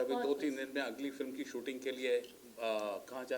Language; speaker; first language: Hindi; native; Hindi